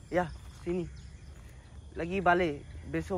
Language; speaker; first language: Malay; non-native, learner; Bangla